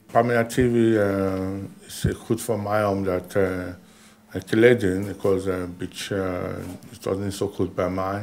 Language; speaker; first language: Dutch; non-native, learner; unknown